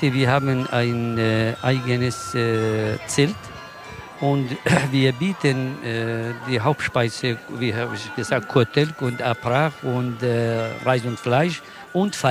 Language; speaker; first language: German; non-native, learner; Kurdish